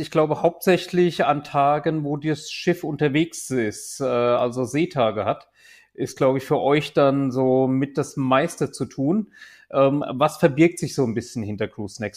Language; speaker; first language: German; native; German